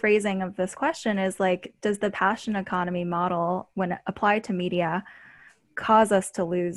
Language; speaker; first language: English; native; English